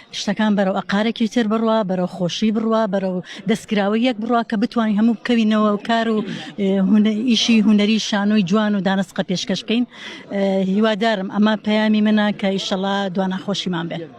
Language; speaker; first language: Central Kurdish; native; Central Kurdish